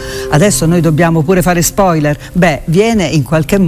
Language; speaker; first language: Italian; native; Italian